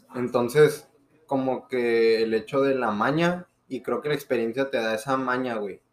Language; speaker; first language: Spanish; native; Spanish